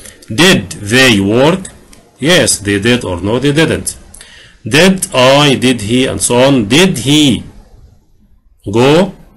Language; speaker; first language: English; non-native, fluent; Arabic